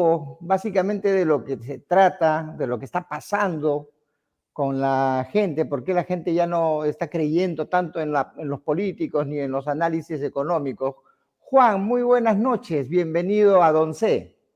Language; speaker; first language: Spanish; native; Spanish